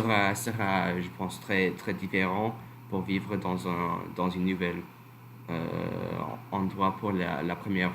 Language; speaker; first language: French; non-native, learner; English